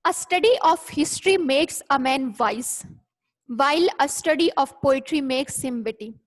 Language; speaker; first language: English; non-native, local second language; Urdu